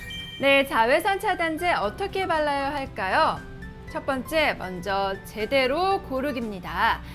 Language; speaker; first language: Korean; native; Korean